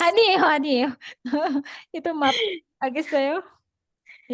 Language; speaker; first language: Korean; non-native, fluent; Indonesian